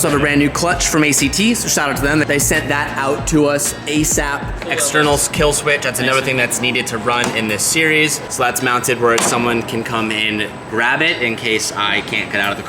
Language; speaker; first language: English; native; English